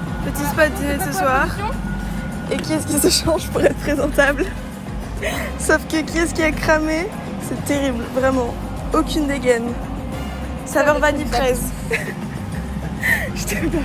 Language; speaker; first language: French; native; French